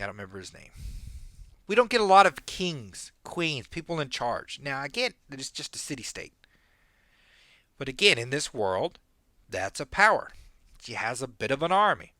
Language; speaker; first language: English; native; English